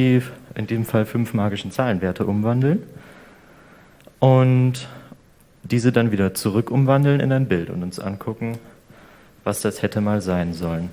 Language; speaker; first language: German; native; German